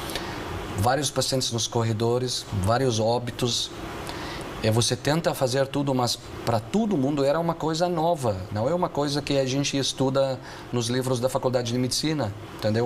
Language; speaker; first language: Portuguese; non-native, fluent; Arabic